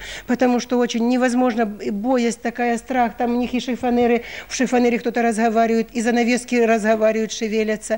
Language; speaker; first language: Russian; native; Russian